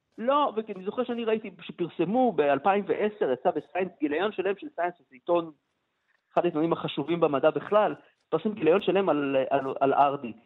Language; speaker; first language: Hebrew; native; Hebrew